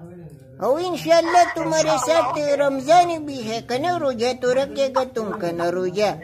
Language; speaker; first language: Hindi; non-native, local second language; Pashto